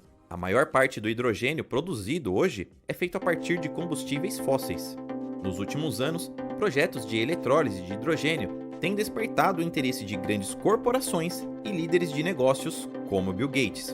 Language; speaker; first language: Portuguese; native; Portuguese